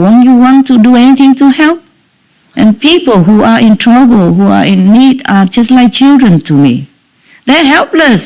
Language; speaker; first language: English; non-native, fluent; Vietnamese